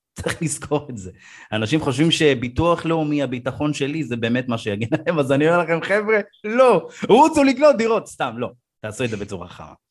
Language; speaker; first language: Hebrew; early bilingual, other home language; Amharic